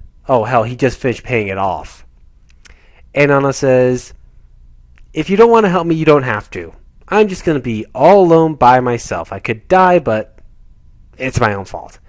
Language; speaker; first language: English; native; English